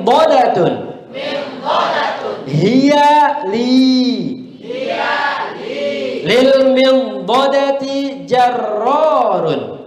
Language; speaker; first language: Arabic; non-native, fluent; Indonesian